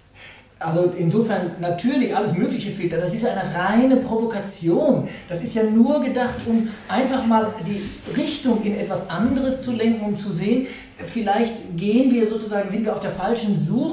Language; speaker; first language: German; native; German